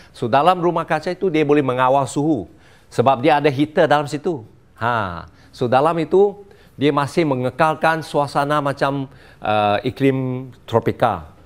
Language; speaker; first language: Malay; non-native, local second language; Chinese